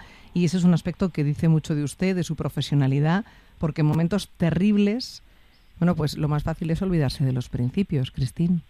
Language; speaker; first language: Spanish; native; Spanish